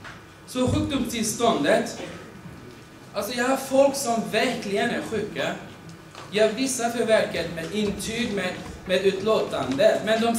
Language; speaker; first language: Swedish; non-native, fluent; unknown